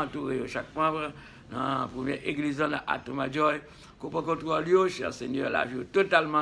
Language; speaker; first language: French; non-native, local second language; Haitian Creole